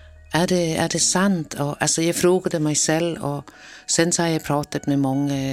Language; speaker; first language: Swedish; non-native, fluent; Kalaallisut